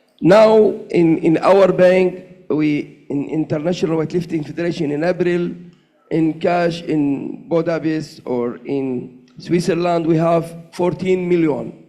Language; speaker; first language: English; non-native, learner; Arabic